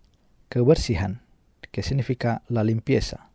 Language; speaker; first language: Spanish; non-native, fluent; Indonesian